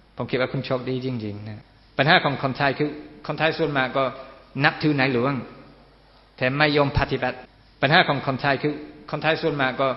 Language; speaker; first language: Thai; non-native, fluent; English